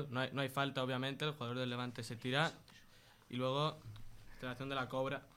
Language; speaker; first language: Spanish; native; Spanish